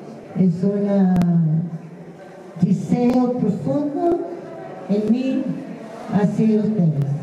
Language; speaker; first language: Spanish; non-native, fluent; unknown